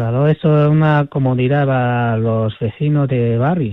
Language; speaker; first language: Spanish; non-native, fluent; Chinese